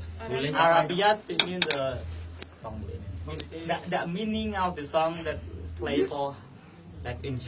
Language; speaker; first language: English; non-native, learner; Khmer